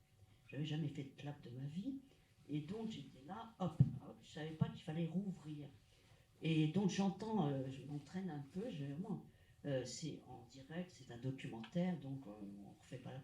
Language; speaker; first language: French; native; French